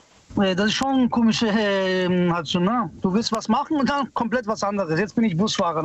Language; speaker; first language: German; early bilingual, other home language; Italian